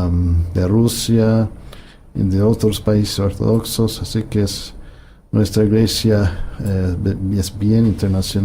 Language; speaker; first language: Spanish; non-native, fluent; English